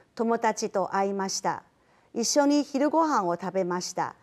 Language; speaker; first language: Japanese; non-native, fluent; Chinese